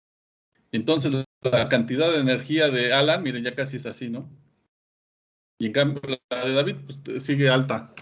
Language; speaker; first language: Spanish; native; Spanish